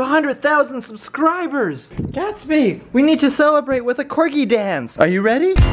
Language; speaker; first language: English; native; English